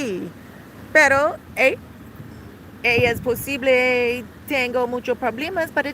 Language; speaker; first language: Spanish; non-native, learner; English